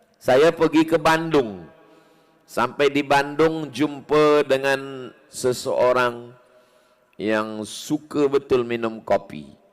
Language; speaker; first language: Malay; native; Malay